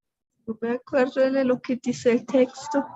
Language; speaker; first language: Spanish; non-native, fluent; German